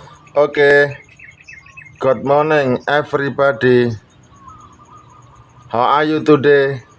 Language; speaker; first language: English; non-native, learner; Indonesian